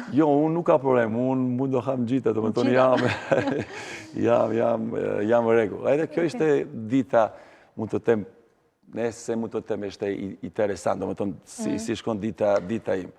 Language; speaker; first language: Albanian; non-native, learner; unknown